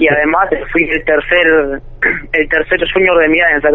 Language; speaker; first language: Spanish; native; Spanish